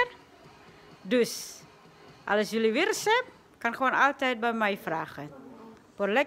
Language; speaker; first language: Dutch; non-native, learner; Indonesian